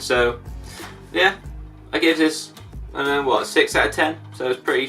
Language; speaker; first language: English; native; English